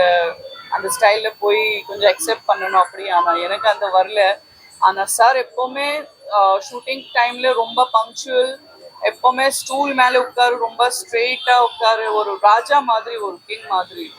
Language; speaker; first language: Tamil; non-native, fluent; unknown